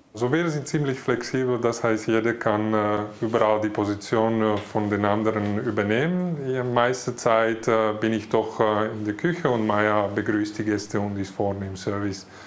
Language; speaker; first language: German; non-native, fluent; Slovak